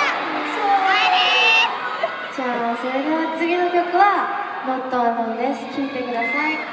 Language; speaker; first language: Japanese; non-native, fluent; Korean